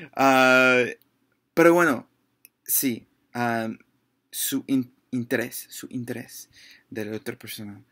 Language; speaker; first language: Spanish; non-native, learner; English